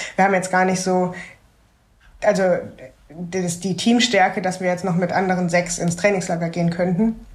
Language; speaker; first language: German; native; German